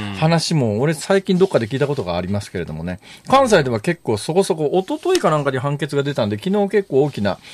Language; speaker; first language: Japanese; native; Japanese